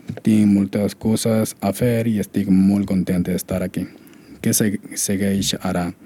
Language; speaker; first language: Catalan; non-native, learner; Spanish